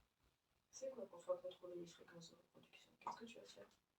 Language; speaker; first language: French; native; French